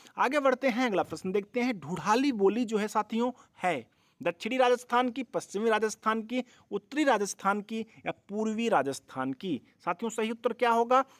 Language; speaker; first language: Hindi; native; Hindi